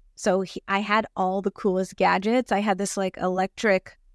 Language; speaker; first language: English; early bilingual, other home language; Filipino